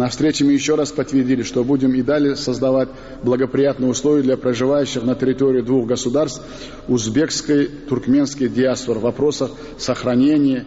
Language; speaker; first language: Russian; non-native, local second language; Uzbek